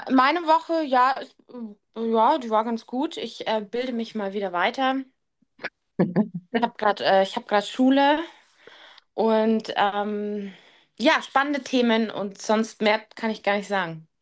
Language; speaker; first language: German; native; German